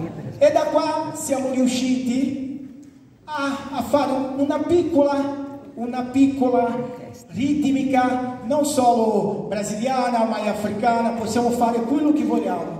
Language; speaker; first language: Italian; non-native, fluent; Portuguese